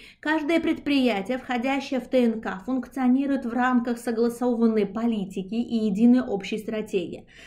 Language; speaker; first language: Russian; non-native, local second language; Uzbek